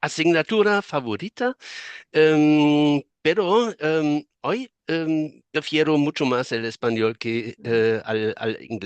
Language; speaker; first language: Spanish; non-native, fluent; German